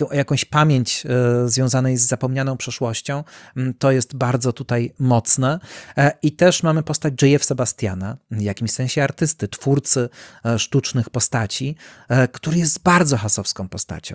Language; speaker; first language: Polish; native; Polish